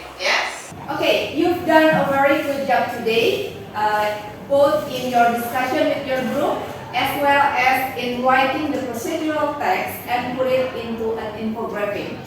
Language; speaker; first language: English; non-native, fluent; Indonesian